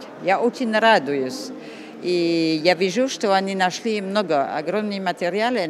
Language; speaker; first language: Russian; non-native, fluent; French